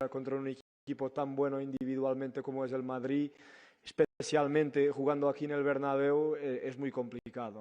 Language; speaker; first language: Spanish; non-native, fluent; Portuguese